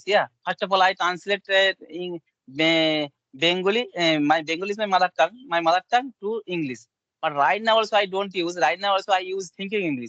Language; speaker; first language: English; non-native, learner; Bangla